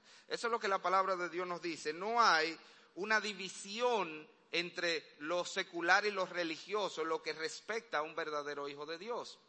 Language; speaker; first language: Spanish; native; Spanish